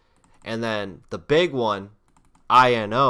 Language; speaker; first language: English; native; English